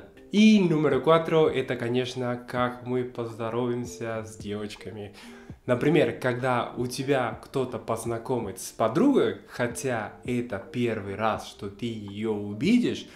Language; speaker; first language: Russian; non-native, fluent; Spanish